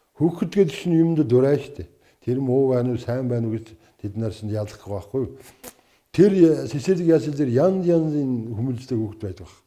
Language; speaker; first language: Mongolian; non-native, local second language; Kazakh